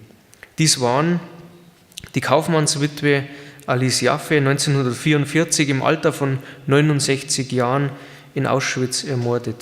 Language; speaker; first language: German; native; German